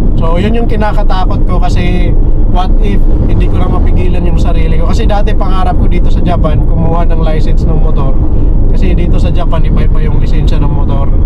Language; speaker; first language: Filipino; native; Filipino